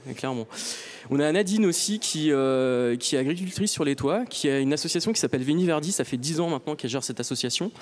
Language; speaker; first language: French; native; French